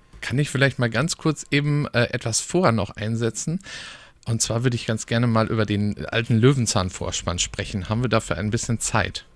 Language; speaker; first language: German; native; German